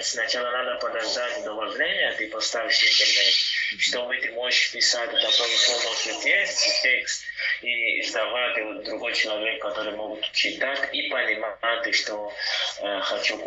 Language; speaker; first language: Russian; non-native, learner; Portuguese